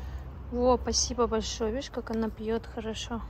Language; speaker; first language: Russian; native; Russian